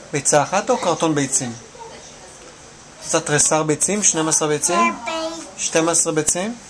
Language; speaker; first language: Hebrew; native; Hebrew